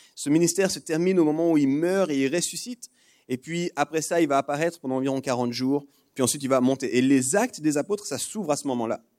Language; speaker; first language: French; native; French